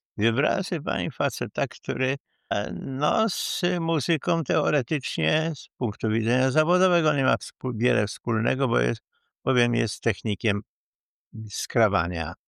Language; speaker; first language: Polish; native; Polish